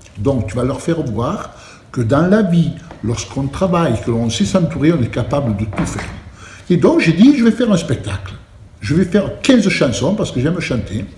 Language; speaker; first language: French; early bilingual, other home language; Italian